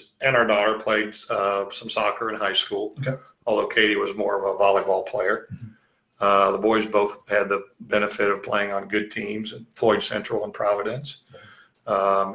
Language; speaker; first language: English; native; English